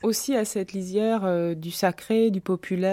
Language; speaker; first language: French; native; French